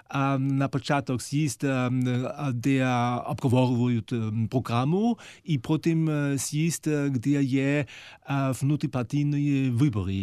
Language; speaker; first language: Ukrainian; non-native, fluent; German